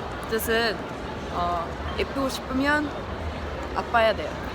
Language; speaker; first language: Korean; non-native, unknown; Swedish